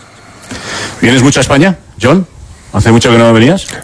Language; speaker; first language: Spanish; native; Spanish